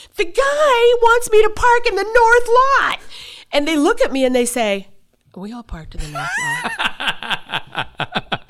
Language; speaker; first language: English; native; English